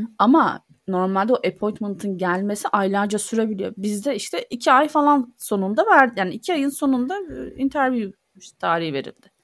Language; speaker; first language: Turkish; native; Turkish